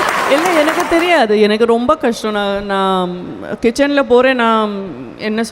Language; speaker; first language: Tamil; non-native, local second language; Gujarati